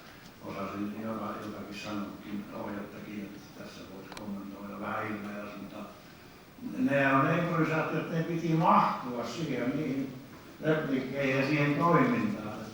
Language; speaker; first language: Finnish; native; Finnish